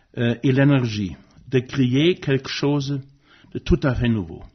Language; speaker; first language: French; non-native, fluent; German